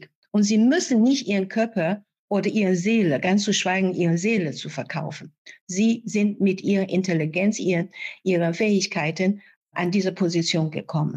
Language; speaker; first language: German; non-native, fluent; Chinese